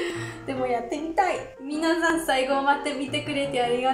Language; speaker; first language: Japanese; non-native, learner; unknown